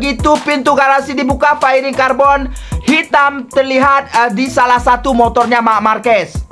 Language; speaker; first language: Indonesian; native; Indonesian